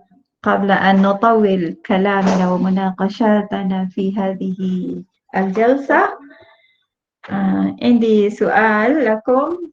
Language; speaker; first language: Arabic; non-native, fluent; Malay